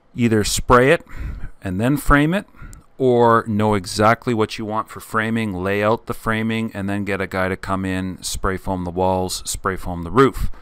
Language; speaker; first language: English; native; English